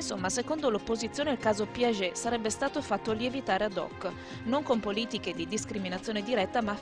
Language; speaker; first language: Italian; native; Italian